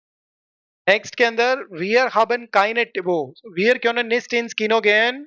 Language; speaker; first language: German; non-native, fluent; Hindi